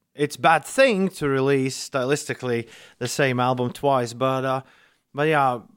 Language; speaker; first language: English; non-native, fluent; Latvian